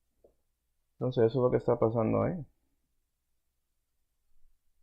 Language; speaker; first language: Spanish; early bilingual, heritage; Spanish